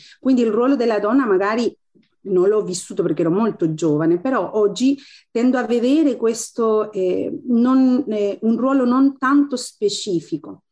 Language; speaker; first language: Italian; non-native, fluent; Spanish